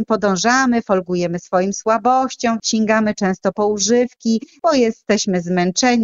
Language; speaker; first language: Polish; native; Polish